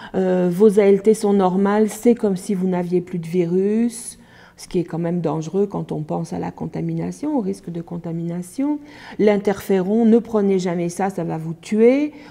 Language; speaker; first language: French; native; French